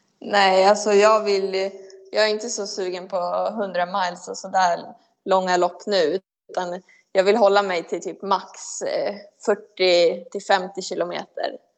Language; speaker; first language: Swedish; native; Swedish